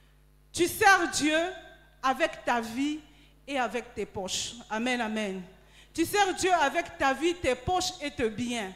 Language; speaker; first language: French; non-native, local second language; Lingala